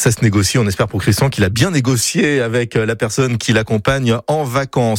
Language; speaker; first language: French; native; French